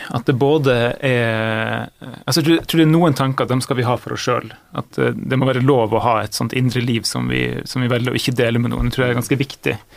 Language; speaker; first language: Norwegian; native; Norwegian